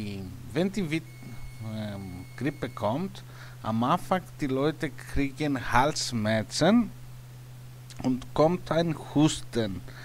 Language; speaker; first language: German; non-native, learner; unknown